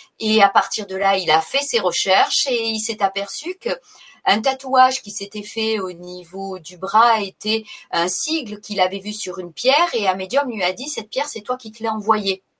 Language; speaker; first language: French; native; French